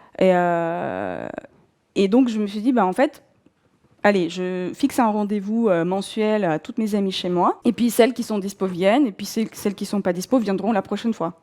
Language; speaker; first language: French; non-native, fluent; Russian